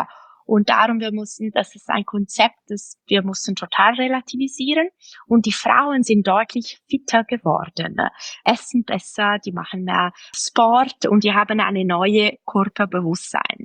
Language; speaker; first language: German; non-native, fluent; Italian